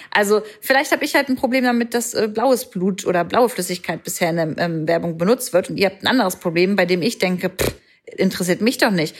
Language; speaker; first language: German; native; German